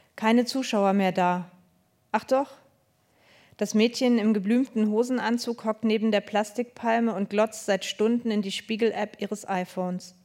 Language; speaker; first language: German; native; German